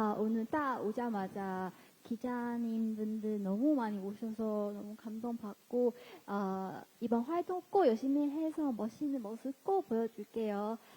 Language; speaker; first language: Korean; non-native, fluent; Chinese